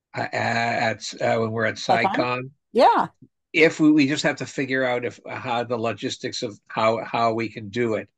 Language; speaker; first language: English; native; English